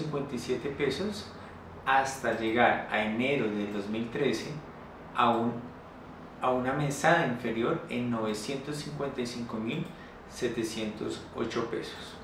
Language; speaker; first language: Spanish; native; Spanish